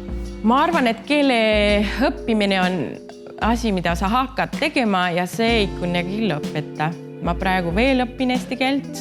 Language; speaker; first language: Estonian; non-native, fluent; Spanish